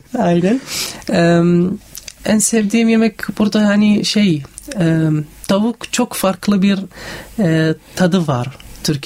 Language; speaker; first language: Turkish; non-native, fluent; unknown